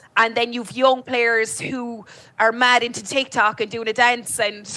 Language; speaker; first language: English; native; English